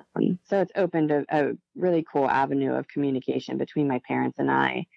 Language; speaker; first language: English; native; English